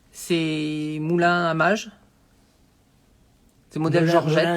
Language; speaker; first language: French; native; French